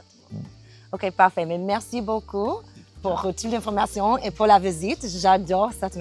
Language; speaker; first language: French; non-native, fluent; English